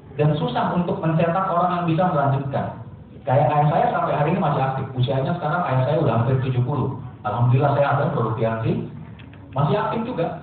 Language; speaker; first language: Indonesian; native; Indonesian